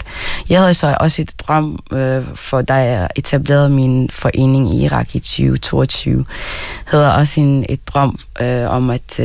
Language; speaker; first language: Danish; non-native, fluent; Arabic